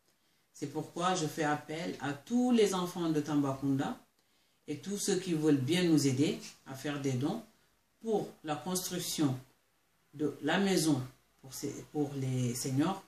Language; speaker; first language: French; non-native, local second language; Mandingo